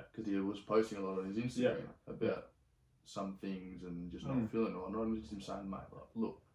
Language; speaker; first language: English; native; English